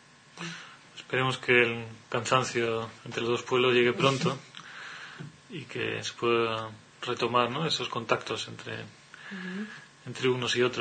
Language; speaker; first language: Spanish; native; Spanish